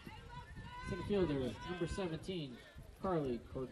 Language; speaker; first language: English; native; English